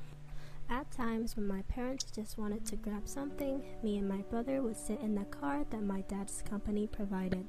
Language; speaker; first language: English; non-native, fluent; Chinese